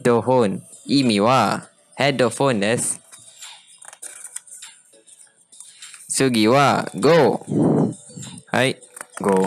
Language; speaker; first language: Japanese; non-native, learner; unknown